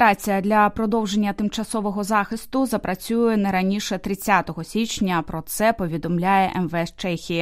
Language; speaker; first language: Ukrainian; native; Ukrainian